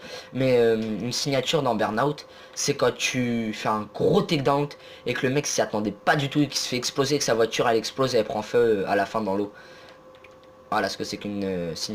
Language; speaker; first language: French; native; French